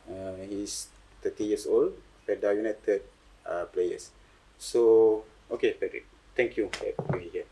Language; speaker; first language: English; non-native, fluent; Malay